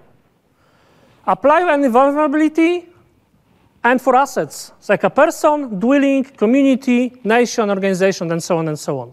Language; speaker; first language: English; non-native, fluent; Polish